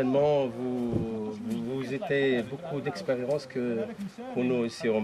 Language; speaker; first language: French; non-native, local second language; Arabic